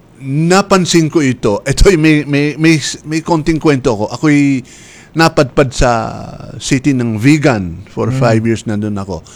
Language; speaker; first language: Filipino; native; Filipino